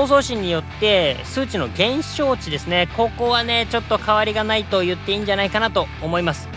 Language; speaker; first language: Japanese; native; Japanese